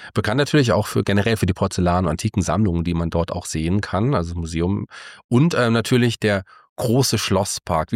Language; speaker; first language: German; native; German